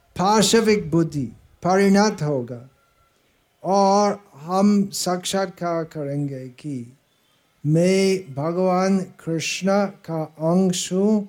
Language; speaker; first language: Hindi; non-native, fluent; English